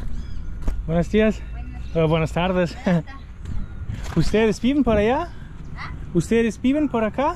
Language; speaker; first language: Spanish; non-native, fluent; German